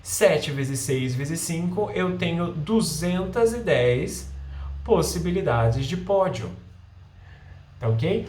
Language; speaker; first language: Portuguese; native; Portuguese